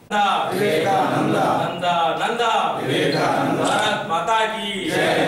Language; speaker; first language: Telugu; native; Telugu